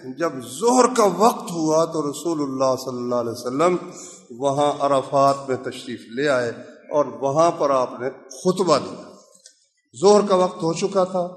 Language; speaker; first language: Urdu; non-native, local second language; Punjabi